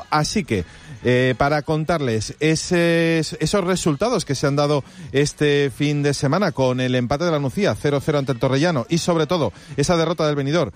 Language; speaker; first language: Spanish; native; Spanish